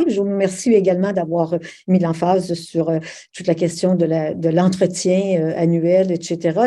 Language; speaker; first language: French; native; French